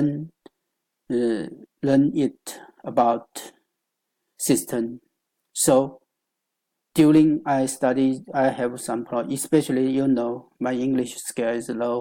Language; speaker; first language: English; non-native, learner; Chinese